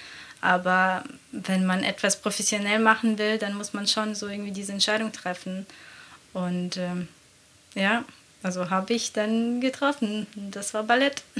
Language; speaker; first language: German; non-native, fluent; Latvian